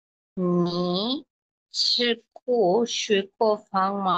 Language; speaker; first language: Chinese; non-native, learner; Bangla